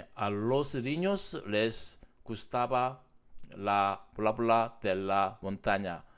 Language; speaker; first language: Spanish; non-native, learner; Korean